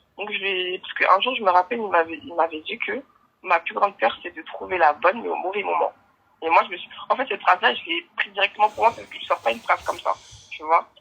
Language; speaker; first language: French; native; French